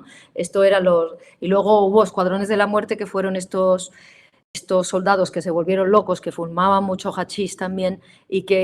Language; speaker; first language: Spanish; native; Spanish